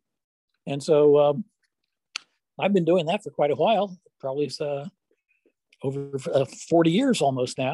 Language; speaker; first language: English; native; English